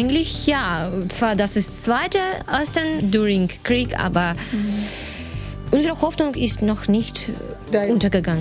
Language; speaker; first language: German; non-native, learner; Ukrainian